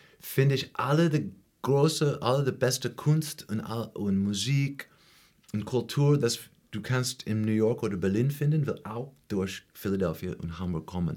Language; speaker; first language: German; non-native, learner; English